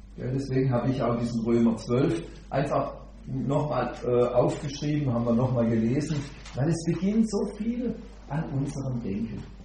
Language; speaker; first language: German; native; German